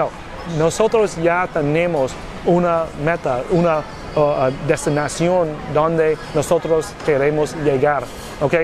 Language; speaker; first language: Spanish; non-native, learner; English